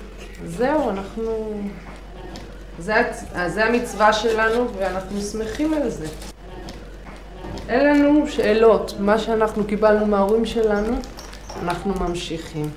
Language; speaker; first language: Hebrew; non-native, local second language; Yiddish